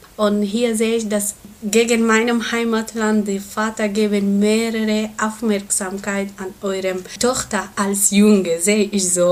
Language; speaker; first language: German; non-native, learner; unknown